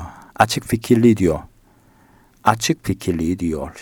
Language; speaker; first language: Turkish; non-native, learner; Korean